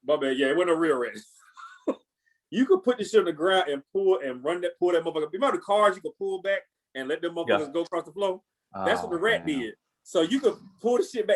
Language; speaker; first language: English; native; English